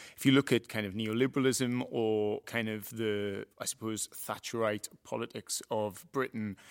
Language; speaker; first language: English; native; English